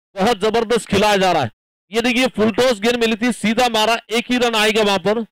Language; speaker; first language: Hindi; non-native, local second language; Marathi